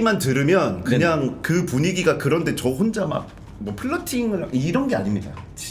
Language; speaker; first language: Korean; native; Korean